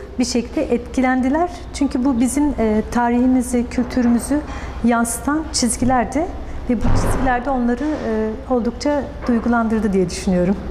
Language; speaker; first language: Turkish; native; Turkish